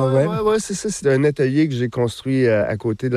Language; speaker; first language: French; native; French